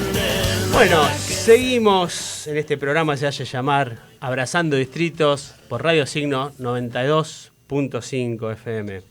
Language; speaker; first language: Spanish; native; Spanish